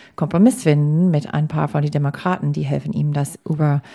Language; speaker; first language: German; non-native, fluent; English